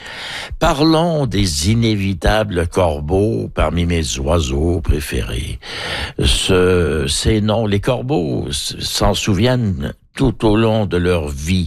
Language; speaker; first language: French; native; French